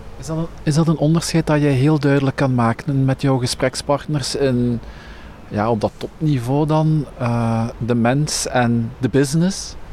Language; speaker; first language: Dutch; native; Dutch